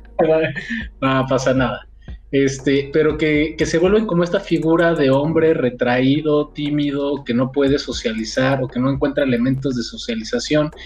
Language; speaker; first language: Spanish; native; Spanish